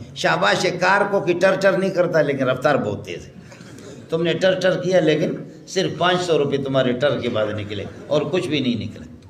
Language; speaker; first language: Urdu; non-native, local second language; Baluchi